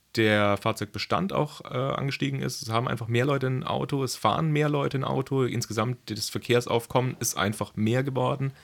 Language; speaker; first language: German; native; German